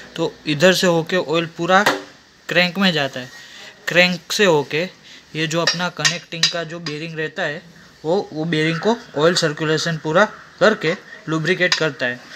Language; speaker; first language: Hindi; native; Hindi